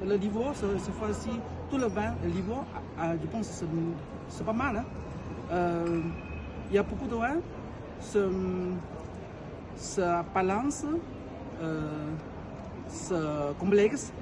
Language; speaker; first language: French; non-native, learner; Chinese